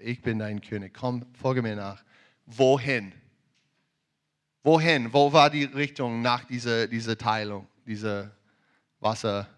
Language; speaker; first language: German; non-native, learner; English